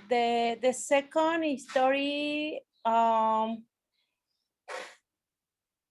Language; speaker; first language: English; non-native, learner; Spanish